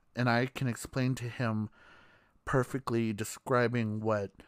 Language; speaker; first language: English; native; English